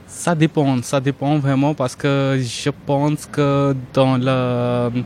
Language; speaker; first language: French; non-native, learner; Hindi